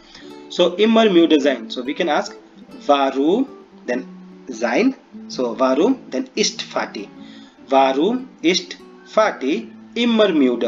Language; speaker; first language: German; non-native, fluent; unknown